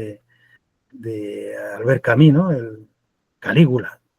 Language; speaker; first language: Spanish; native; Spanish